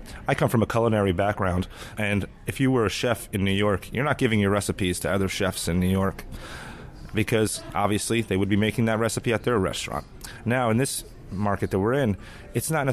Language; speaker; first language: English; native; English